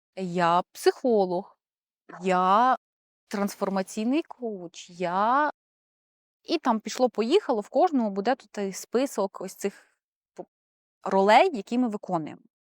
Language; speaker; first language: Ukrainian; non-native, local second language; Russian